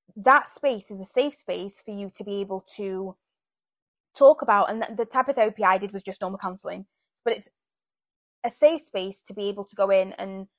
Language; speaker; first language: English; early bilingual, other home language; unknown